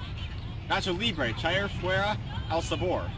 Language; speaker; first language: Spanish; non-native, learner; English